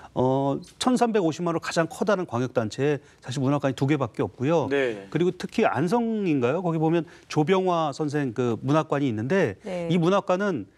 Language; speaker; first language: Korean; native; Korean